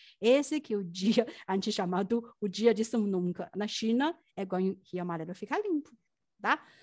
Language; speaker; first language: Portuguese; non-native, fluent; Chinese